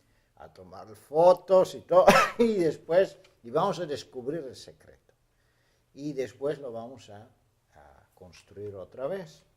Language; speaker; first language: Spanish; non-native, fluent; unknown